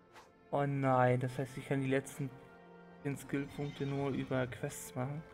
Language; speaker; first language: German; native; German